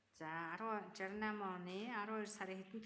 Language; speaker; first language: Mongolian; native; Mongolian